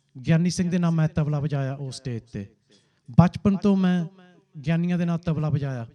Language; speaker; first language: Punjabi; early bilingual, heritage; Punjabi